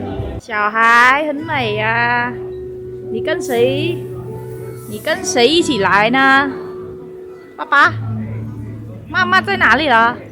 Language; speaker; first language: Chinese; non-native, learner; Vietnamese